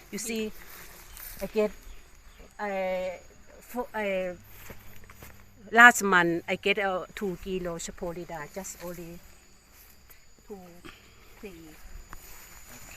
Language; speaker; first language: English; non-native, learner; Thai